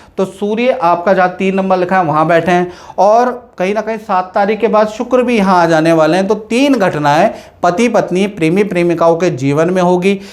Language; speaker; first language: Hindi; native; Hindi